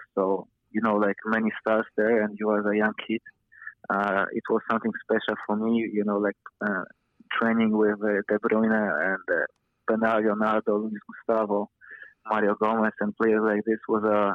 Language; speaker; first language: English; non-native, fluent; Polish